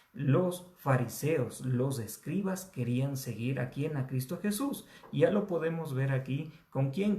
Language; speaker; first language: Spanish; native; Spanish